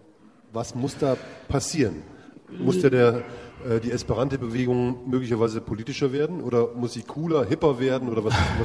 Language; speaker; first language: German; native; German